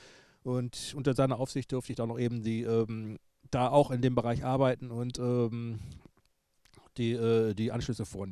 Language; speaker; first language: German; native; German